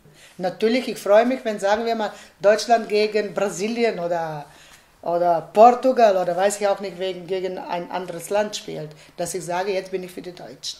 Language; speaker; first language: German; non-native, fluent; Bosnian